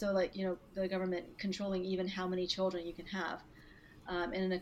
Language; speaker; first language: English; native; English